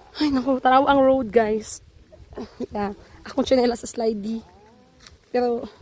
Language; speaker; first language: Cebuano; native; Cebuano